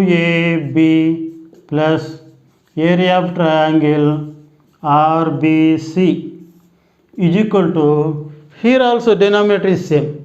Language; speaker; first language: English; non-native, local second language; Telugu